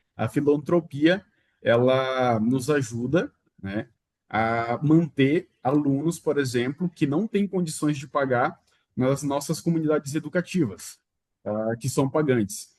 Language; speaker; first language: Portuguese; native; Portuguese